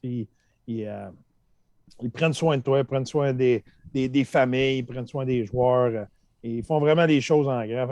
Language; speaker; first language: French; native; French